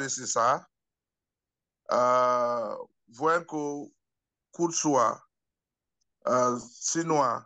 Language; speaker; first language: Finnish; non-native, learner; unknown